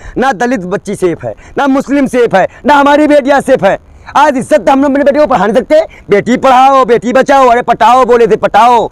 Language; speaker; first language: Hindi; native; Hindi